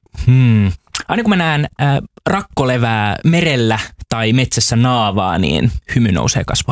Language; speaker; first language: Finnish; native; Finnish